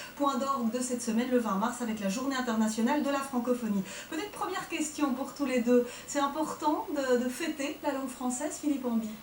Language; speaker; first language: French; native; French